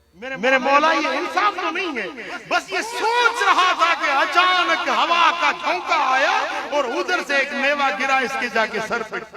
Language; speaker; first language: Urdu; non-native, local second language; Sindhi